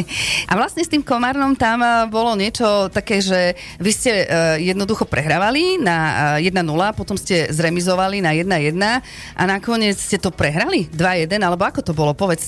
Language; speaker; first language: Slovak; native; Slovak